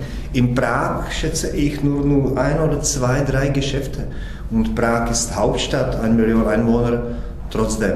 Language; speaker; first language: German; non-native, fluent; Czech